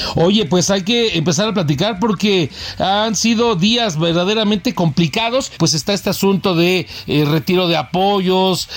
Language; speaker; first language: Spanish; native; Spanish